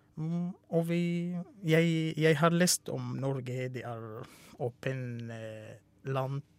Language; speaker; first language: Norwegian; non-native, fluent; Arabic